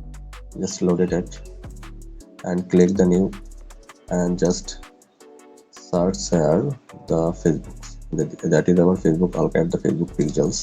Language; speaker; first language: English; non-native, local second language; Bangla